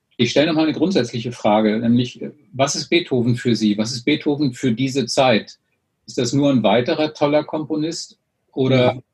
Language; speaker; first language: German; native; German